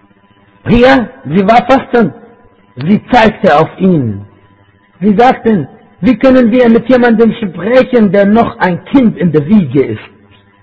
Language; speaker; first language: German; non-native, fluent; Arabic